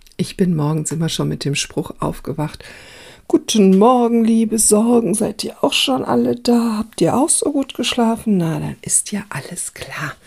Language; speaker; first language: German; early bilingual, other home language; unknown